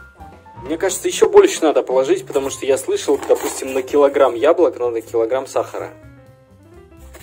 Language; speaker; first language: Russian; native; Russian